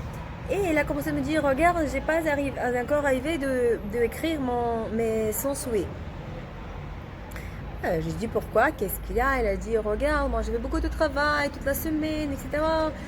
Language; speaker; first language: French; non-native, learner; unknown